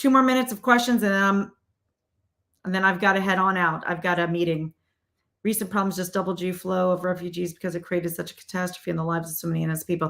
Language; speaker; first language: English; native; English